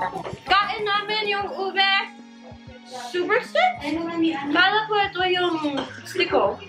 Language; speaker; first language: Filipino; early bilingual, heritage; English